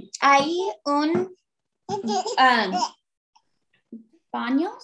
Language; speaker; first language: Spanish; non-native, learner; English